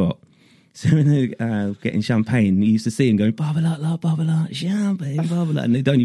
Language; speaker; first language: English; native; English